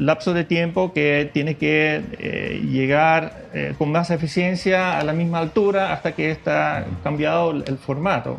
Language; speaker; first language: Spanish; non-native, fluent; Dutch